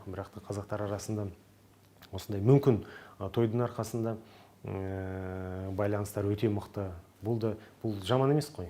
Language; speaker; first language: Kazakh; non-native, local second language; Russian